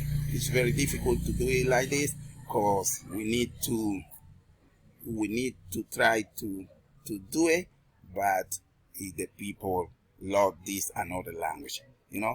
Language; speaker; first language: English; non-native, learner; Spanish